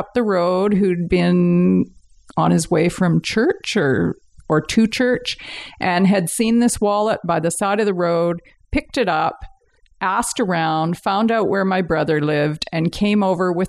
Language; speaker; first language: English; native; English